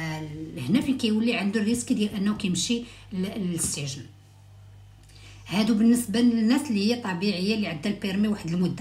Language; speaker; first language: Arabic; native; Arabic